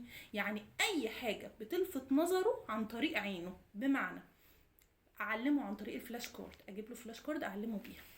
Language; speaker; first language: Arabic; native; Arabic